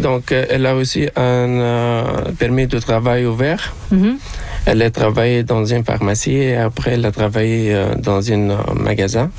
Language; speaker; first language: French; non-native, local second language; Arabic